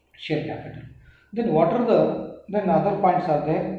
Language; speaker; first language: English; non-native, local second language; Kannada